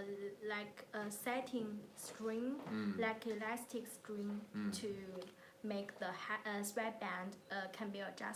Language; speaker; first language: English; non-native, learner; Chinese